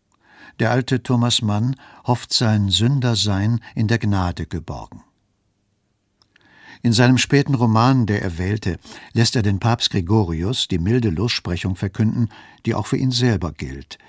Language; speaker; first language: German; native; German